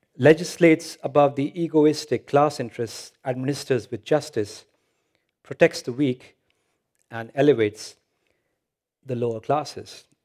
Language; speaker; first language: English; non-native, local second language; Hindi